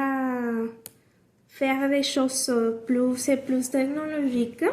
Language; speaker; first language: French; non-native, learner; Spanish